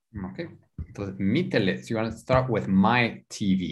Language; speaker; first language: English; non-native, fluent; Spanish